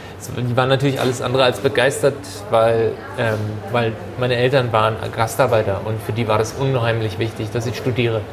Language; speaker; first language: German; early bilingual, other home language; Turkish